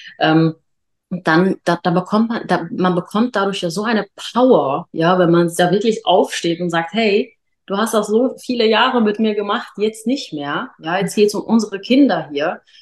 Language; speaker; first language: German; early bilingual, other home language; Arabic